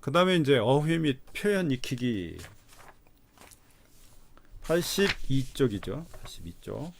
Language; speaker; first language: Korean; native; Korean